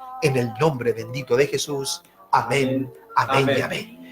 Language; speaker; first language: Spanish; native; Spanish